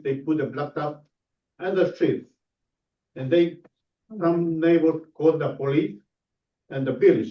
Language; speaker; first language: English; non-native, learner; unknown